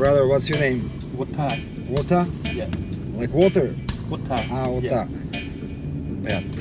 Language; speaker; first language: English; non-native, learner; Serbian